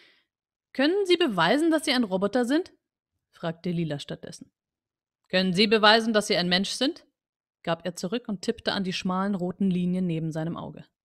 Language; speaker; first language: German; native; German